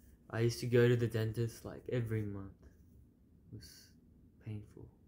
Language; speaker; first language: English; early bilingual, other home language; Korean